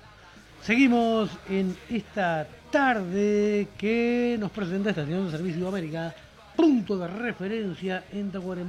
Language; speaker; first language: Spanish; native; Spanish